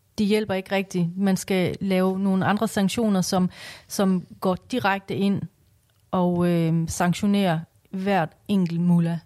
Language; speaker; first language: Danish; early bilingual, other home language; Persian